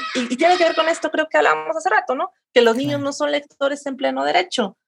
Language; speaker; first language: Spanish; native; Spanish